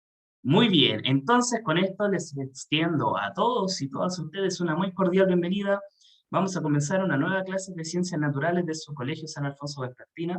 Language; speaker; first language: Spanish; native; Spanish